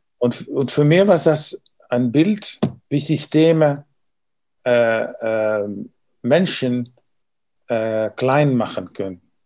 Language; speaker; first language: German; non-native, learner; Dutch